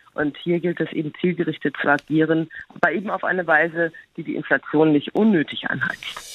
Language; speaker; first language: German; native; German